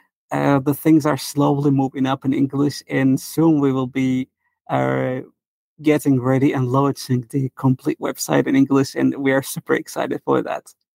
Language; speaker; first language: English; non-native, fluent; Turkish